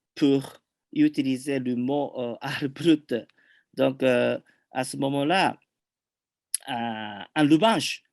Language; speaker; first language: French; non-native, fluent; Japanese